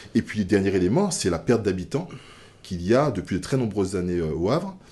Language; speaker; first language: French; native; French